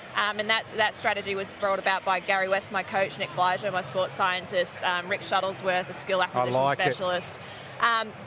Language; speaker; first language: English; native; English